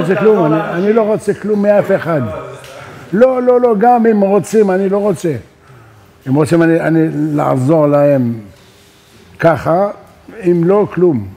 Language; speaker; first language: Hebrew; non-native, learner; French